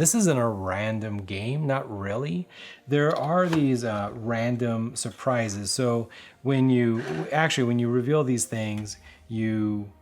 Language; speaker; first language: English; native; English